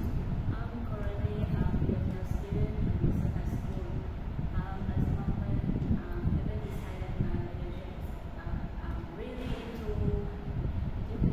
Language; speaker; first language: English; non-native, learner; Vietnamese